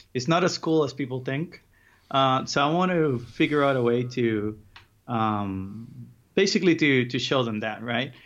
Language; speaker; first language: English; early bilingual, other home language; Spanish